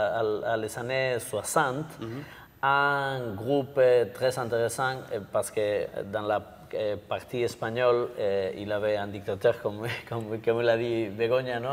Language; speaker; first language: French; non-native, learner; Basque